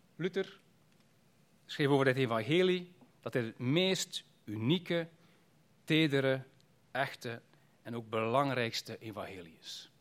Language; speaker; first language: Dutch; native; Dutch